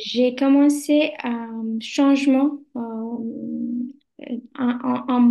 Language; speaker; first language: French; non-native, learner; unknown